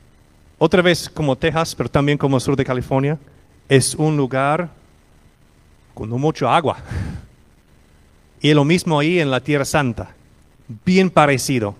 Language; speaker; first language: Spanish; non-native, fluent; English